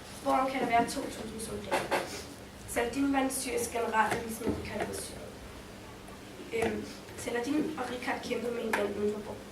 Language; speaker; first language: Danish; early bilingual, heritage; Danish